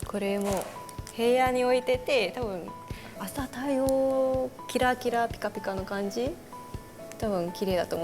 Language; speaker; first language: Japanese; non-native, learner; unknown